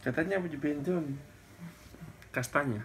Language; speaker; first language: Indonesian; non-native, learner; Spanish